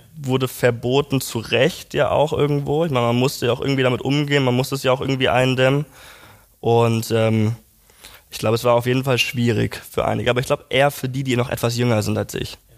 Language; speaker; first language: German; native; German